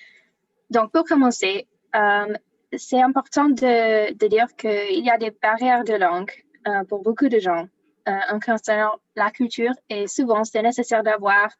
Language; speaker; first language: French; non-native, learner; English